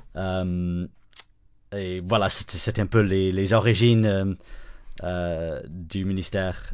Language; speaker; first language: French; non-native, fluent; English